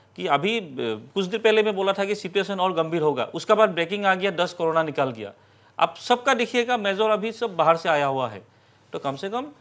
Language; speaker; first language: Hindi; non-native, local second language; Assamese